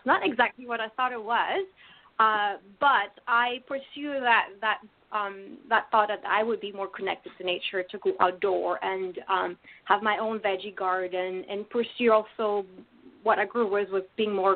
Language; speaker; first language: English; non-native, fluent; French